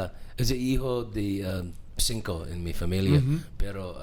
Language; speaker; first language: Spanish; non-native, learner; English